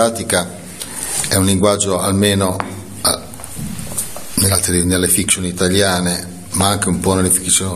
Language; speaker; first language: Italian; native; Italian